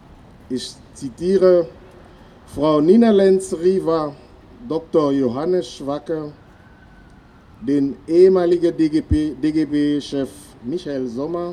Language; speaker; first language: German; non-native, fluent; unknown